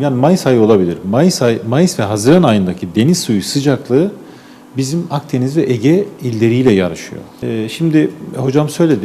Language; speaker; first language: Turkish; native; Turkish